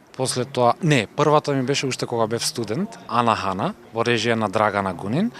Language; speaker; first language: Macedonian; non-native, local second language; Turkish